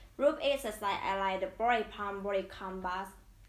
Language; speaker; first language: English; non-native, learner; Vietnamese